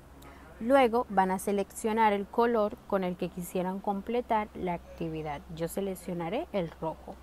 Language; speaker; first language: Spanish; native; Spanish